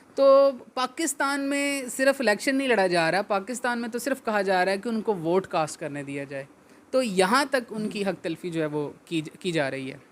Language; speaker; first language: Urdu; non-native, local second language; Punjabi